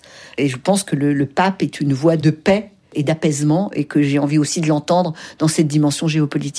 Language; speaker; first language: French; native; French